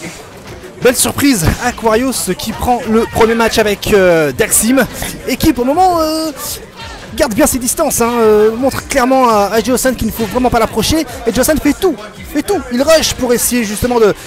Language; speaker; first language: French; native; French